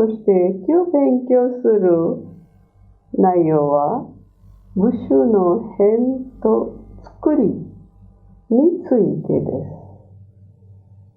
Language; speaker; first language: Japanese; non-native, fluent; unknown